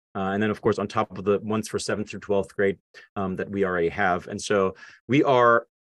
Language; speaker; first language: English; non-native, fluent; German